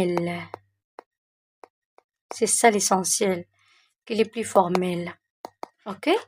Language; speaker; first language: French; non-native, local second language; Arabic